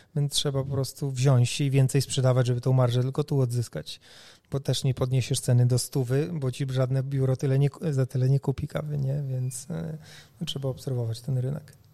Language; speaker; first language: Polish; native; Polish